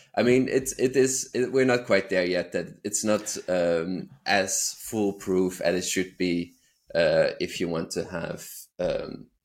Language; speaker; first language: English; non-native, fluent; Dutch